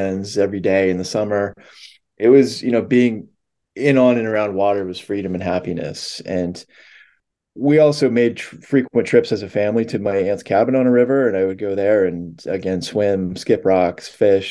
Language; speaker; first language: English; native; English